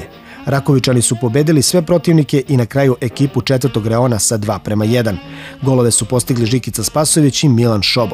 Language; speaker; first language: Serbian; native; Serbian